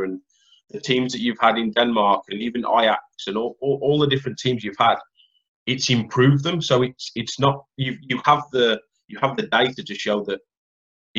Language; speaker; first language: English; native; English